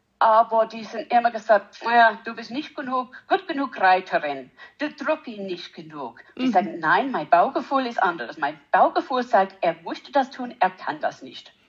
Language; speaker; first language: German; non-native, learner; English